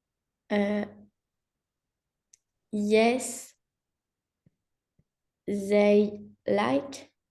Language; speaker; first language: English; non-native, learner; French